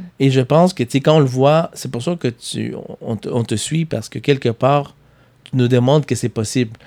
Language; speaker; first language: French; non-native, fluent; Spanish